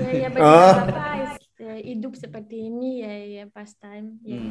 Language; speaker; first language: Indonesian; non-native, learner; French